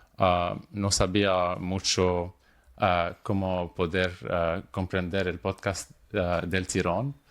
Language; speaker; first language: Spanish; non-native, fluent; Arabic